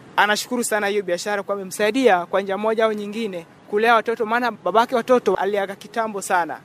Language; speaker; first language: Swahili; non-native, local second language; Luo (Kenya and Tanzania)